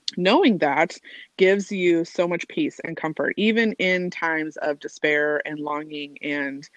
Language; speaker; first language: English; native; English